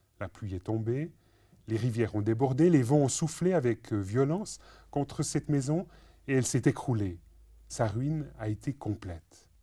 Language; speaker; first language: French; native; French